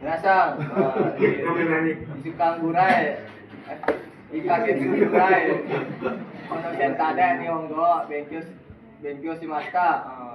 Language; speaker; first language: Japanese; non-native, learner; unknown